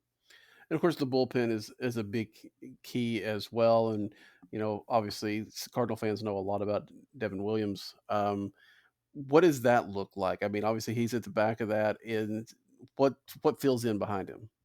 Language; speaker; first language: English; native; English